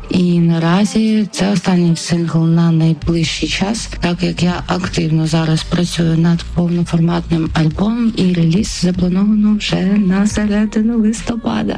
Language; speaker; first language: Ukrainian; native; Ukrainian